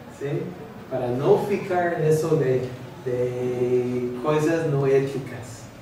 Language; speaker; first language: Portuguese; non-native, fluent; English